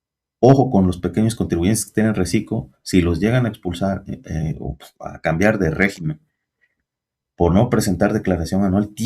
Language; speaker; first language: Spanish; native; Spanish